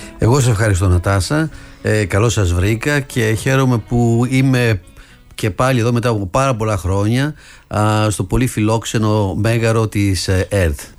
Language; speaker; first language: Greek; early bilingual, heritage; Greek